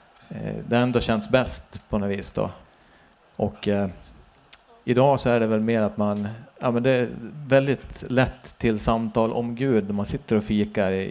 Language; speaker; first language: Swedish; native; Swedish